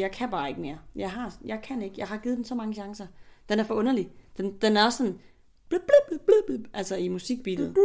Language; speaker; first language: Danish; native; Danish